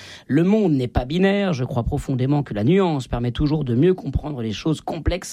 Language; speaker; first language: French; native; French